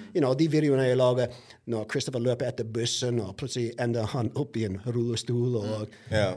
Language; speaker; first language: Norwegian; non-native, fluent; English